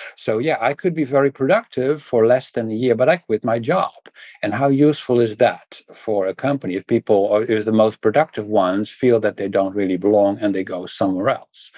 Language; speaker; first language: English; non-native, fluent; Dutch